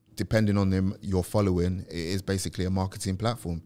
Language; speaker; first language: English; native; English